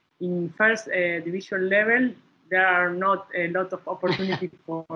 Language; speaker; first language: English; non-native, learner; Spanish